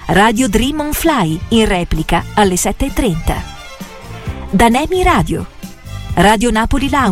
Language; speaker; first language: Italian; native; Italian